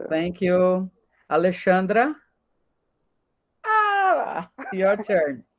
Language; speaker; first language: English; non-native, learner; Portuguese